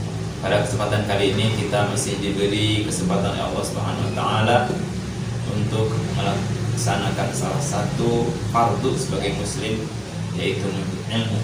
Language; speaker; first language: Indonesian; native; Indonesian